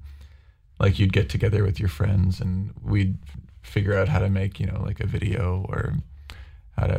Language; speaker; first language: English; native; English